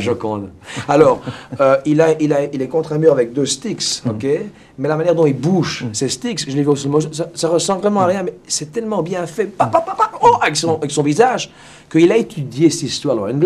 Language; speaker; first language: French; native; French